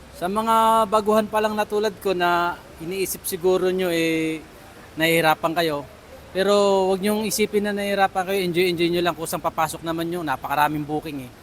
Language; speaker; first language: Filipino; native; Filipino